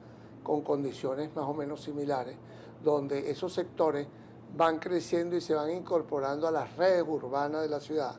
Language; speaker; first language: Spanish; native; Spanish